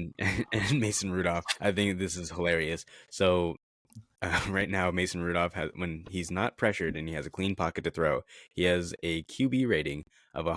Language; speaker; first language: English; native; English